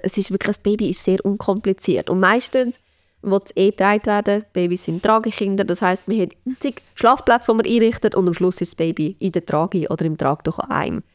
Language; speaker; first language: German; native; German